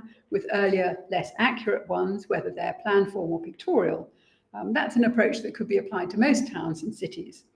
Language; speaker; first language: English; native; English